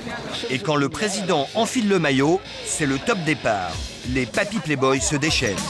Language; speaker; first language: French; native; French